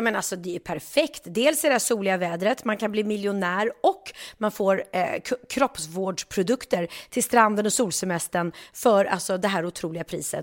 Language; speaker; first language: Swedish; native; Swedish